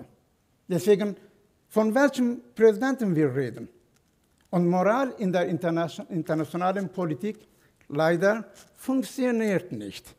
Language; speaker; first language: German; non-native, fluent; Turkish